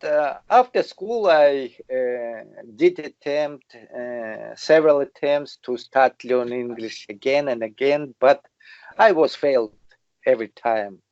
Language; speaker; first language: English; non-native, learner; Russian